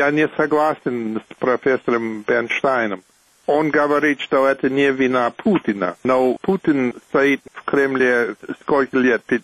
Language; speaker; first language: Russian; non-native, fluent; English